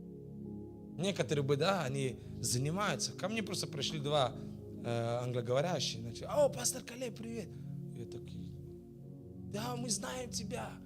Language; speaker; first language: Russian; non-native, fluent; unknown